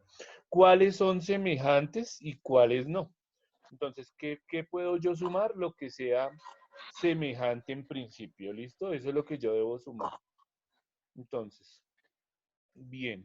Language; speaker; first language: Spanish; native; Spanish